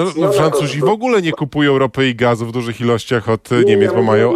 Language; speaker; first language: Polish; native; Polish